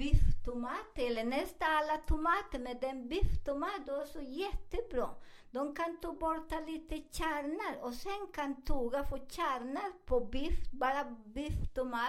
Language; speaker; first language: Swedish; non-native, learner; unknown